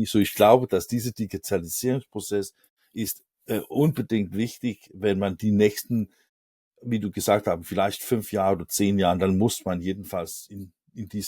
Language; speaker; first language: German; non-native, learner; Danish